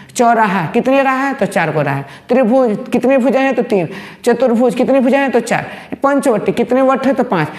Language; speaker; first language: Hindi; native; Hindi